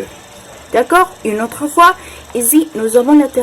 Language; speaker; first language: French; non-native, learner; Spanish